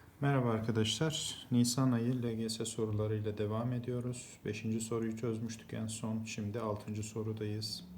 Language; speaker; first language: Turkish; native; Turkish